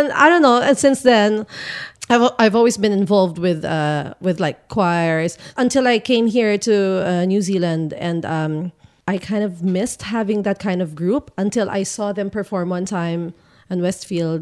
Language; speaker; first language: English; non-native, local second language; Filipino